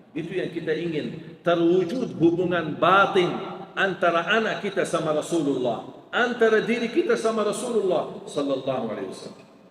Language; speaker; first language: Malay; non-native, fluent; Arabic